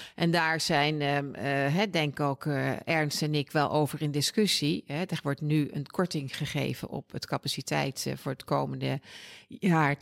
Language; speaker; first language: Dutch; native; Dutch